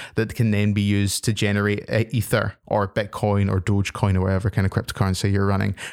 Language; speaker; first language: English; native; English